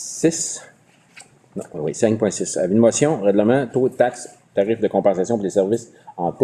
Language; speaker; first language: French; native; French